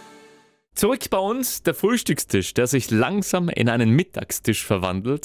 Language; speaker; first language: German; native; German